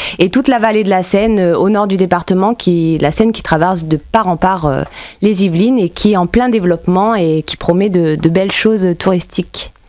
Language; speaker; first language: French; native; French